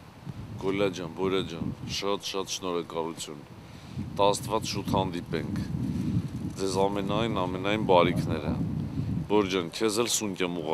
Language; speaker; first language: Russian; native; Russian